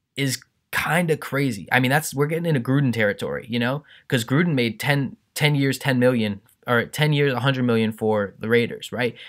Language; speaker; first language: English; native; English